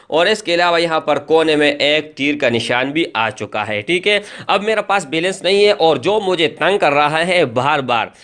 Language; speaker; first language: Urdu; non-native, local second language; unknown